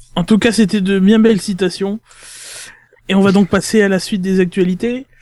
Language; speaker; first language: French; native; French